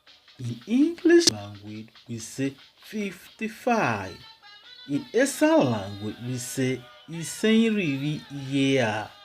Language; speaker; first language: English; non-native, local second language; Esan